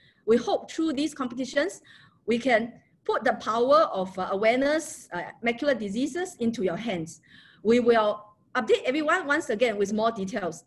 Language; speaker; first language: English; non-native, local second language; Chinese